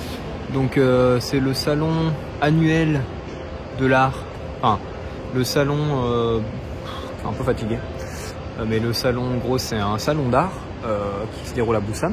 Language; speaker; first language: French; native; French